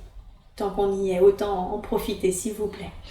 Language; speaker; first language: French; native; French